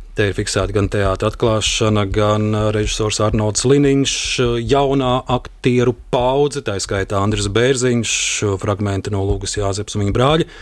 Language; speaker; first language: Latvian; native; Latvian